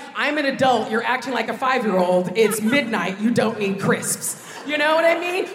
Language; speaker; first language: English; native; English